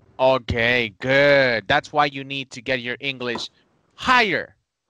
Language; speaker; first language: English; non-native, fluent; Spanish